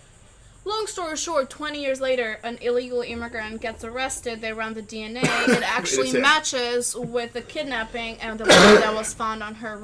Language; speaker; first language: English; non-native, fluent; Albanian